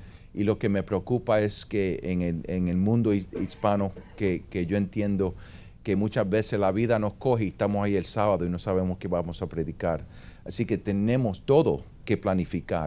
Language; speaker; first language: Spanish; early bilingual, heritage; Spanish